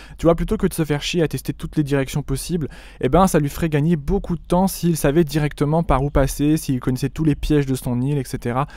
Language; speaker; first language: French; native; French